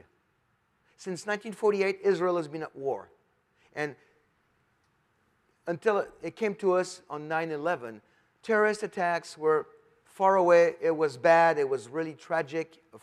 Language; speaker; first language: English; non-native, fluent; French